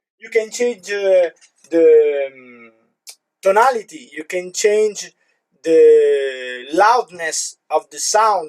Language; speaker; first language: English; non-native, learner; Italian